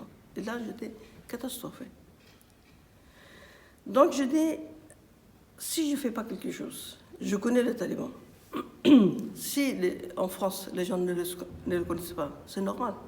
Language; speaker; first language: French; non-native, fluent; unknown